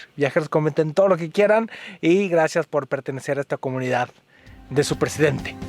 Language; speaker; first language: Spanish; native; Spanish